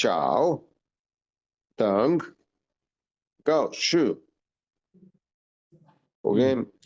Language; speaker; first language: Chinese; non-native, learner; Urdu